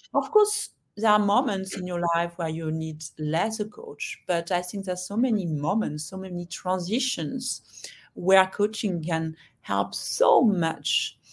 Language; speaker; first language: English; non-native, fluent; French